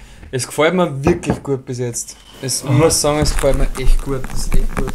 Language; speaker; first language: German; native; German